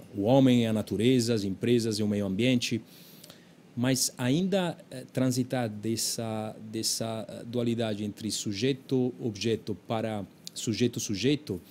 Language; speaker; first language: Portuguese; non-native, fluent; Italian